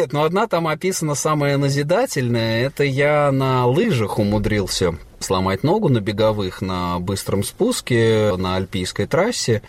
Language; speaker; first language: Russian; native; Russian